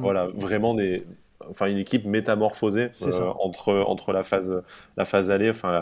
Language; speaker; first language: French; native; French